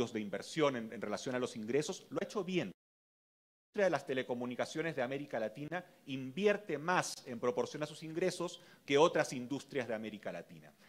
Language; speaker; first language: Spanish; native; Spanish